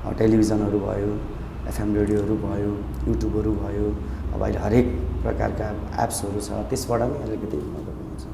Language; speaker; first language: Nepali; native; Nepali